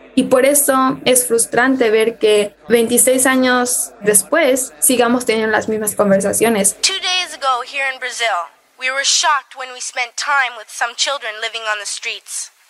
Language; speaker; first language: Spanish; native; Spanish